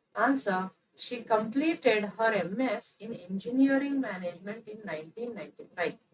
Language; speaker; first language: English; non-native, local second language; Kannada